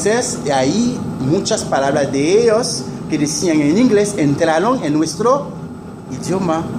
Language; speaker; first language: Spanish; non-native, fluent; Haitian Creole